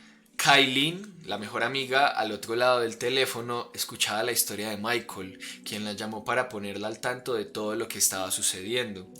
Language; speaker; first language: Spanish; native; Spanish